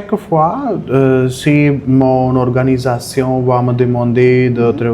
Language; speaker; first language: French; non-native, fluent; Hindi